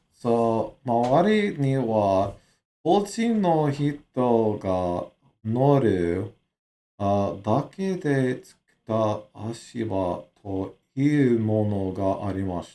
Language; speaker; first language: Japanese; non-native, learner; English